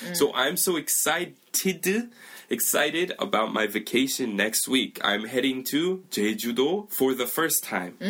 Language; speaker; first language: English; native; English